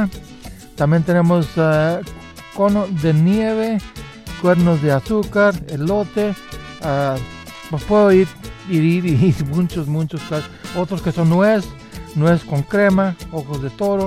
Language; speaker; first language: Spanish; early bilingual, heritage; Spanish